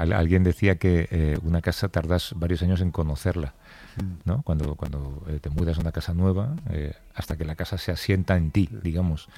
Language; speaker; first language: Spanish; native; Spanish